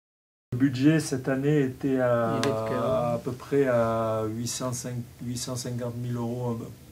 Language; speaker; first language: French; native; French